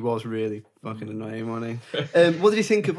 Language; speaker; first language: English; native; English